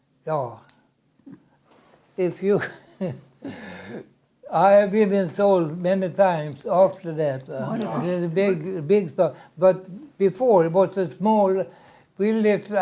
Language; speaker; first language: English; non-native, learner; Swedish